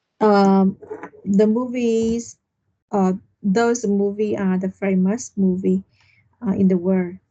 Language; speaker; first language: English; non-native, learner; Vietnamese